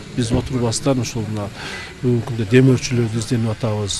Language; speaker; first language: Kyrgyz; native; Kyrgyz